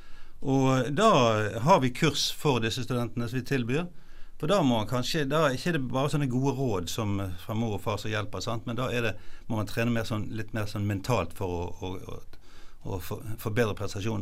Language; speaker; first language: Norwegian; native; Norwegian